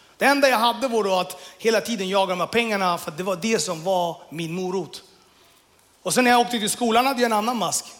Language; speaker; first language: Swedish; early bilingual, other home language; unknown